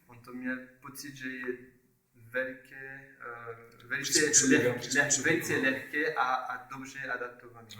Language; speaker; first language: Czech; non-native, learner; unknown